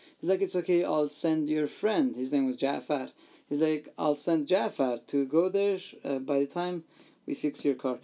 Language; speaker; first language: English; non-native, fluent; Armenian